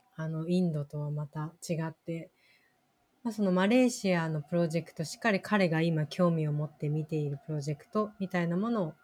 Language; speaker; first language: Japanese; native; Japanese